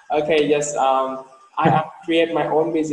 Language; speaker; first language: English; non-native, learner; Vietnamese